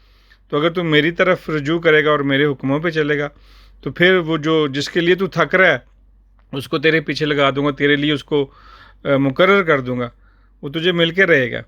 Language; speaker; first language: Urdu; native; Urdu